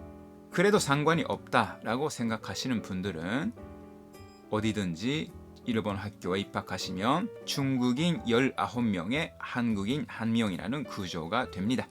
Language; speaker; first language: Korean; non-native, fluent; Japanese